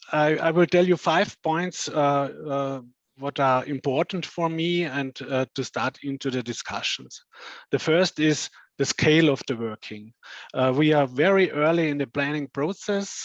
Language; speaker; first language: English; non-native, fluent; German